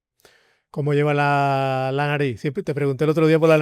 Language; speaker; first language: Spanish; native; Spanish